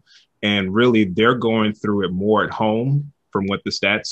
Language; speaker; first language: English; native; English